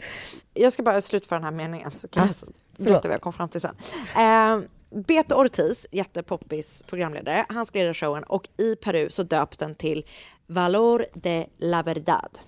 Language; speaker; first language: Swedish; native; Swedish